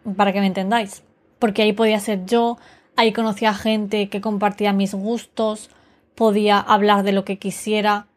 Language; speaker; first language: Spanish; early bilingual, other home language; Romanian